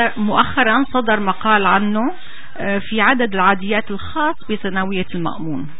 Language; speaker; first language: Arabic; native; Arabic